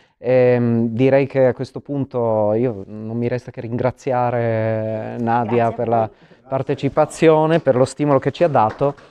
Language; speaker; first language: Italian; native; Italian